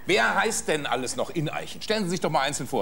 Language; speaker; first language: German; non-native, fluent; Dutch